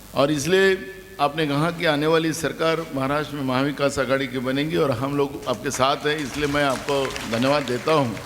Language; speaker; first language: Hindi; non-native, local second language; Marathi